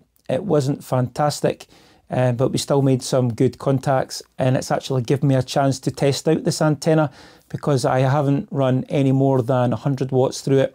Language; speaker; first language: English; native; English